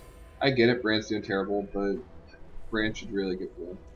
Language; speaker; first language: English; native; English